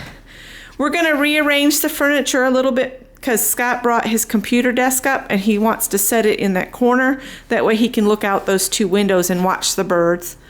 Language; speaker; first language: English; native; English